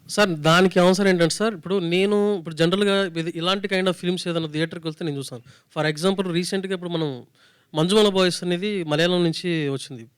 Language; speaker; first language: Telugu; native; Telugu